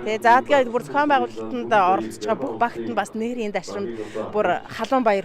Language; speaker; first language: Mongolian; native; Mongolian